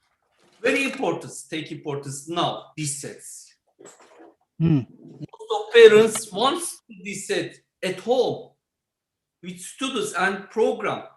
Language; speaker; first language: English; non-native, learner; Turkish